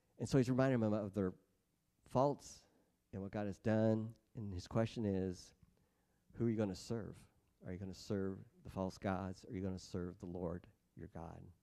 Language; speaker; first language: English; native; English